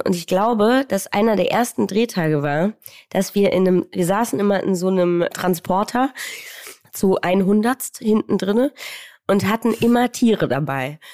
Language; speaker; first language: German; native; German